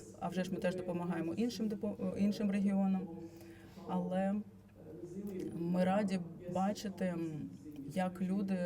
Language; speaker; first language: Ukrainian; non-native, fluent; Latvian